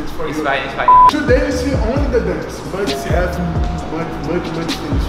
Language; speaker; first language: English; non-native, learner; Portuguese